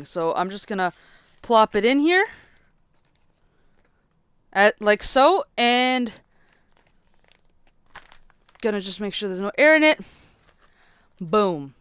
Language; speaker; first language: English; native; English